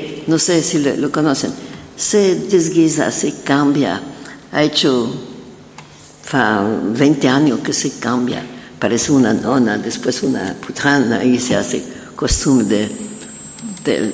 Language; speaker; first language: Spanish; non-native, learner; French